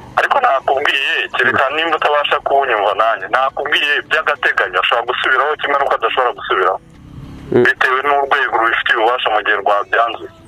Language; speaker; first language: Kinyarwanda; native; Kinyarwanda